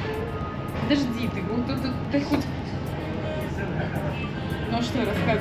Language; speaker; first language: Russian; native; Russian